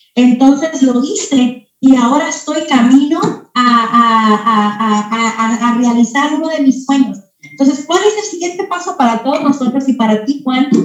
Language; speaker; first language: Spanish; early bilingual, heritage; Spanish